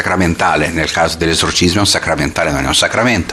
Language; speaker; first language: Italian; non-native, fluent; Portuguese